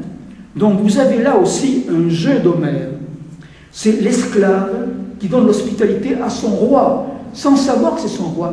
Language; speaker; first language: French; native; French